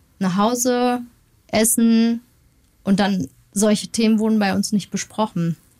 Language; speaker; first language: German; early bilingual, other home language; Turkish